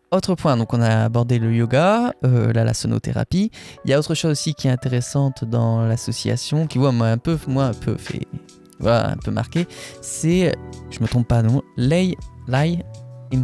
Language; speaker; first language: French; native; French